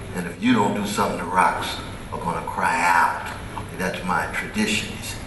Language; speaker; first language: English; native; English